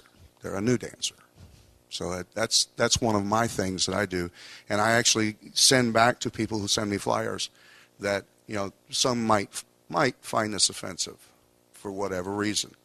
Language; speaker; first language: English; native; English